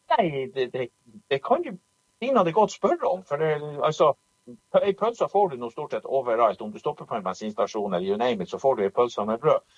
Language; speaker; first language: Norwegian; native; Norwegian